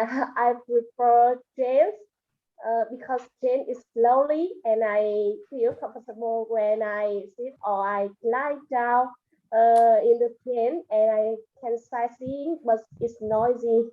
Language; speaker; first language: English; non-native, learner; Vietnamese